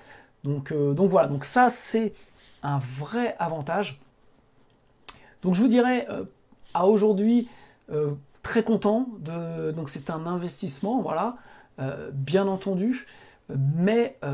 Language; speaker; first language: French; native; French